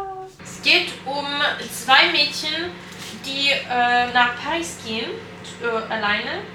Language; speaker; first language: German; non-native, learner; French